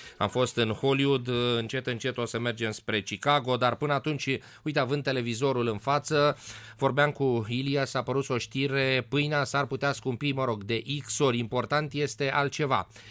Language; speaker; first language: Romanian; native; Romanian